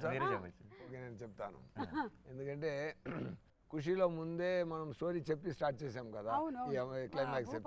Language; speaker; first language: Telugu; non-native, fluent; Tamil